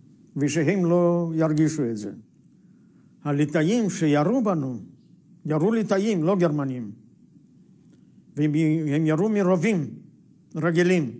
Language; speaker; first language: Hebrew; non-native, fluent; Yiddish